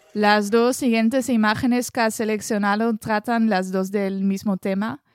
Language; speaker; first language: Spanish; non-native, fluent; French